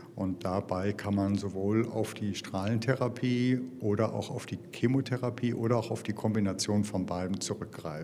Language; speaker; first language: German; native; German